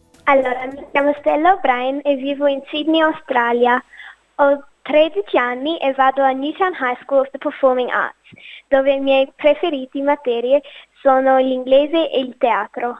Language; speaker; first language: Italian; non-native, learner; English